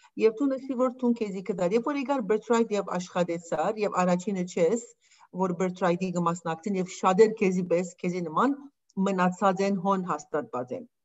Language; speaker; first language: Armenian; early bilingual, heritage; Armenian